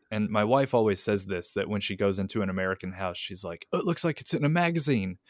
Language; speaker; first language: English; native; English